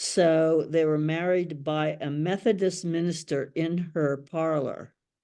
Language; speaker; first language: English; native; English